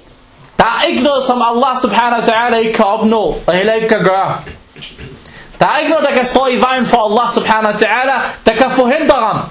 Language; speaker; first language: Danish; non-native, local second language; Arabic